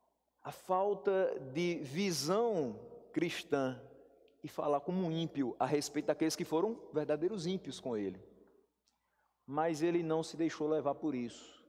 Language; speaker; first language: Portuguese; native; Portuguese